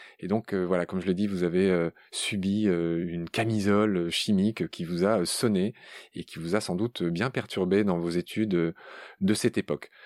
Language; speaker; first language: French; native; French